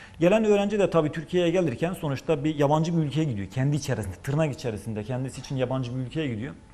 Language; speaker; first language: Turkish; native; Turkish